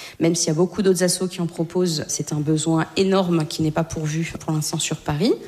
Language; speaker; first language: French; native; French